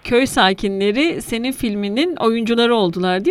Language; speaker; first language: Turkish; native; Turkish